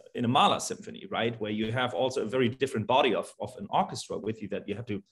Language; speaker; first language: English; non-native, fluent; German